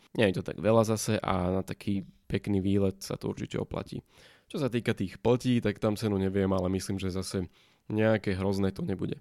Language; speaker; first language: Slovak; native; Slovak